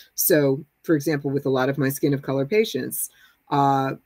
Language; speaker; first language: English; native; English